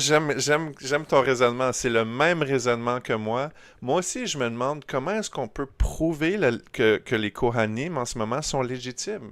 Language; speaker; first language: French; native; French